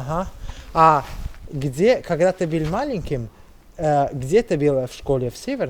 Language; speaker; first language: Russian; non-native, learner; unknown